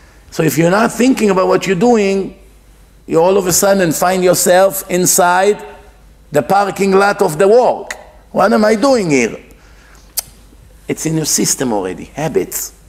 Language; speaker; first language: English; non-native, fluent; Hebrew